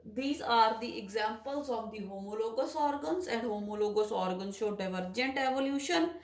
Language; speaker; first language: English; non-native, local second language; Punjabi